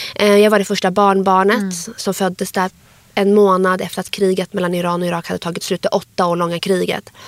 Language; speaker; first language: Swedish; early bilingual, other home language; Arabic